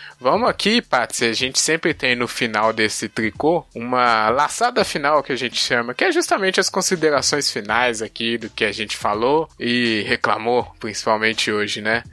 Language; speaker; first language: Portuguese; native; Portuguese